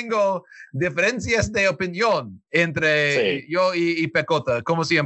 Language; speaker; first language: Spanish; non-native, learner; English